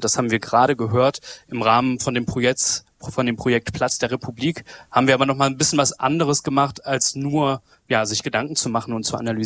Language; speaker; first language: German; native; German